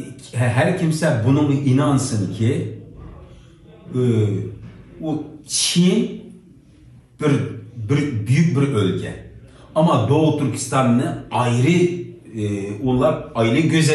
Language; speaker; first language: Turkish; non-native, learner; Uyghur